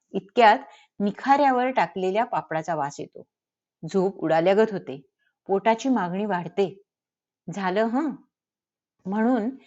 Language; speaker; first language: Marathi; early bilingual, heritage; Marathi